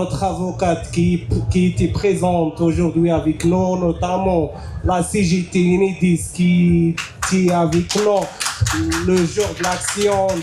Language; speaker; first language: French; non-native, learner; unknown